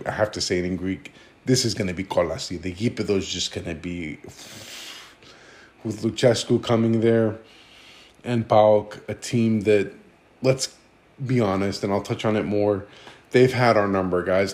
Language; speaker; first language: English; early bilingual, other home language; Greek